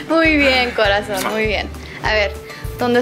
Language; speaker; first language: Spanish; early bilingual, heritage; English